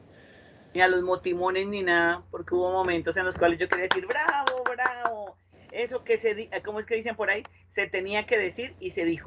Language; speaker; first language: Spanish; native; Spanish